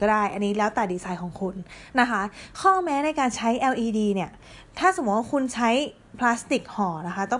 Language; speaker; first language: Thai; native; Thai